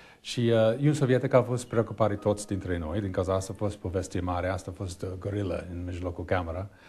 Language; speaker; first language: Romanian; non-native, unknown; English